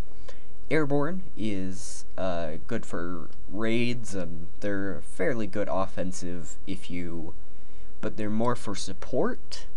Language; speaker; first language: English; native; English